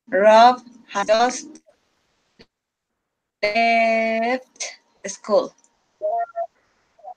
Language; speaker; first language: English; non-native, learner; Spanish